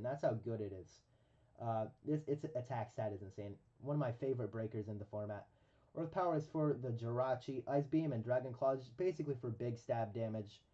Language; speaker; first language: English; native; English